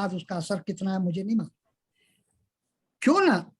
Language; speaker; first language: Hindi; native; Hindi